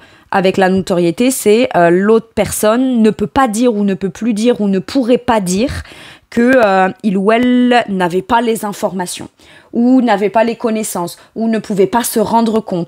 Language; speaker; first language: French; native; French